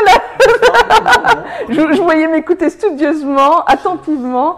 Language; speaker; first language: French; native; French